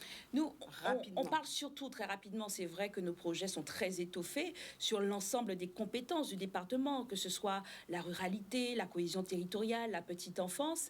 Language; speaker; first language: French; native; French